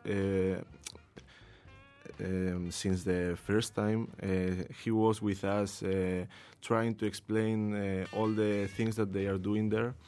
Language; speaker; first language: English; non-native, learner; Spanish